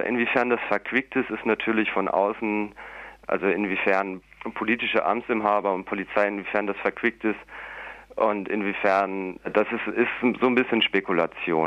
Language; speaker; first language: German; native; German